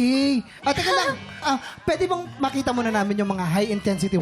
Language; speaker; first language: Filipino; native; Filipino